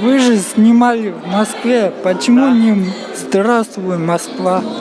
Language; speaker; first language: Russian; non-native, local second language; Kyrgyz